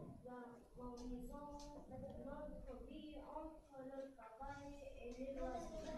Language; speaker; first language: French; non-native, learner; Arabic